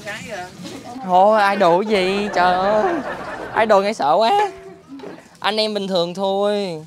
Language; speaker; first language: Vietnamese; non-native, fluent; English